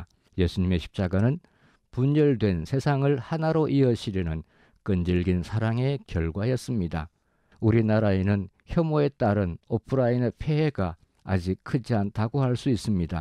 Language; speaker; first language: Korean; native; Korean